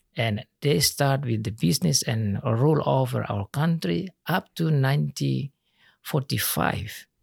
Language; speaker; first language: English; non-native, learner; Indonesian